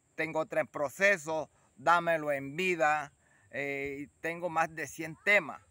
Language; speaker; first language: Spanish; native; Spanish